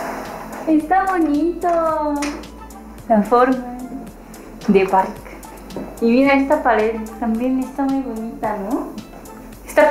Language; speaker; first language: Spanish; non-native, learner; Japanese